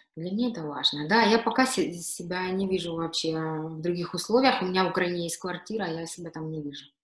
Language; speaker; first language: Russian; native; Russian